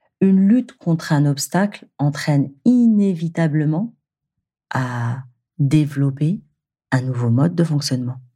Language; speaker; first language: French; native; French